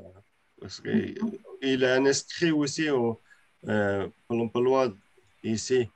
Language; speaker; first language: French; non-native, learner; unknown